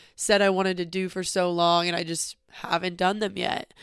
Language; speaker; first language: English; native; English